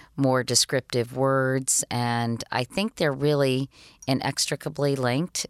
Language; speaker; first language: English; native; English